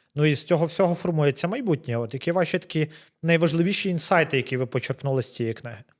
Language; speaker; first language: Ukrainian; native; Ukrainian